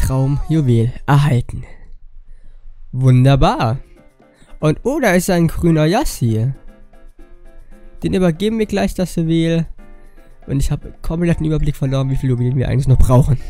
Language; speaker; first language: German; native; German